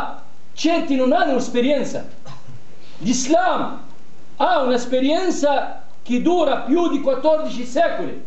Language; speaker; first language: Italian; non-native, fluent; Arabic